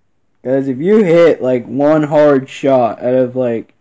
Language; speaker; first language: English; native; English